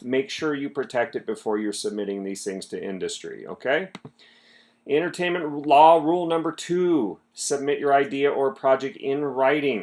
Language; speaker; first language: English; native; English